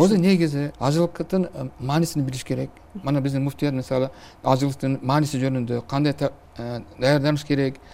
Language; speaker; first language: Kyrgyz; non-native, local second language; Uzbek